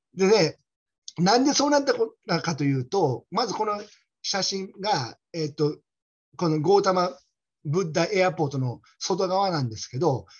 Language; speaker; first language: Japanese; native; Japanese